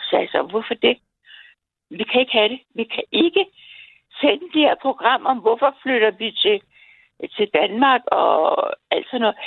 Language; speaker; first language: Danish; native; Danish